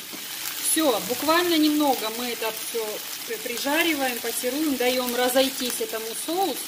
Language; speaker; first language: Russian; native; Russian